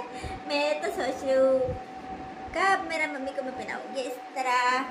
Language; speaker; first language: Hindi; non-native, local second language; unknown